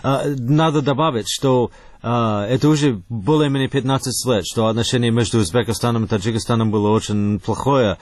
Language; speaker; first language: Russian; non-native, fluent; English